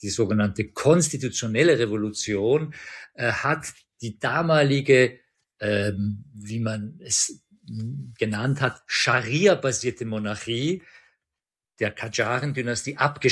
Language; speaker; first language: German; early bilingual, other home language; Persian